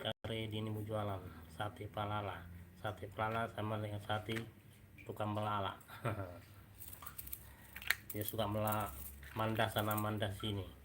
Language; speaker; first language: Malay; non-native, local second language; Minangkabau